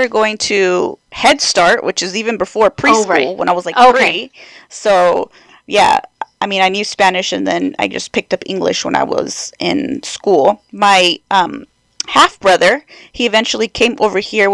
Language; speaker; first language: English; early bilingual, other home language; Spanish